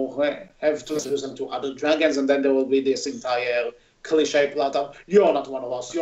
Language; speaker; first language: English; native; English